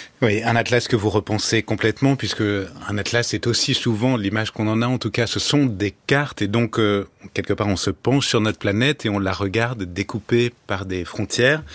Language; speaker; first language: French; native; French